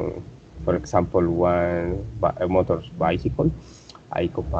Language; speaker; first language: English; non-native, learner; Spanish